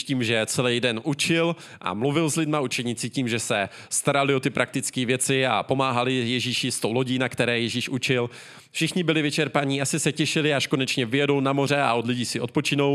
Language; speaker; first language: Czech; native; Czech